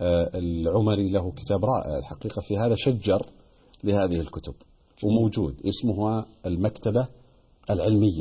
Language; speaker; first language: Arabic; native; Arabic